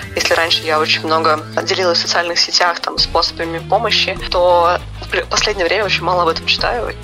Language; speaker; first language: Russian; native; Russian